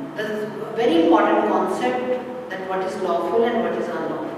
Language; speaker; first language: English; non-native, local second language; Urdu